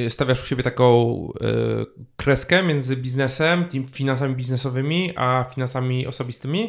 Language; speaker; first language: Polish; native; Polish